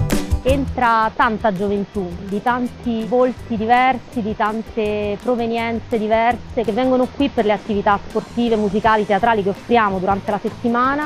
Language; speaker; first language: Italian; native; Italian